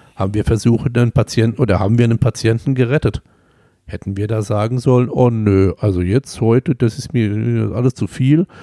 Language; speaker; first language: German; native; German